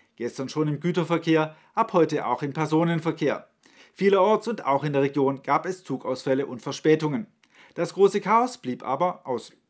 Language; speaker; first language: German; native; German